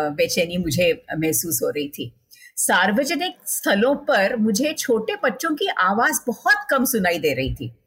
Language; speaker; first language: Hindi; non-native, local second language; Marathi